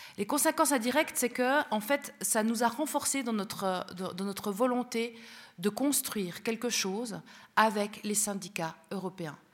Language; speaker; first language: French; early bilingual, other home language; Spanish